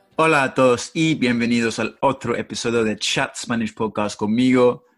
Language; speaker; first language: Spanish; non-native, fluent; English